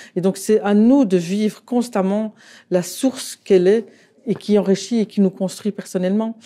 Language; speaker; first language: French; native; French